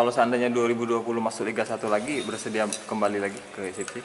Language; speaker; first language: Indonesian; native; Indonesian